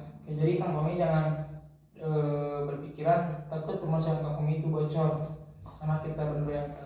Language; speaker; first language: Indonesian; native; Indonesian